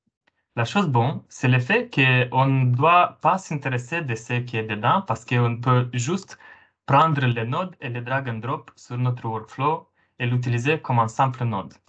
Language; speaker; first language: French; non-native, fluent; Romanian